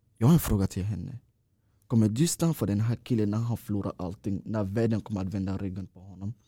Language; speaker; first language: Swedish; non-native, fluent; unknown